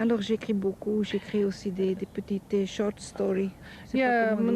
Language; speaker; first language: French; non-native, fluent; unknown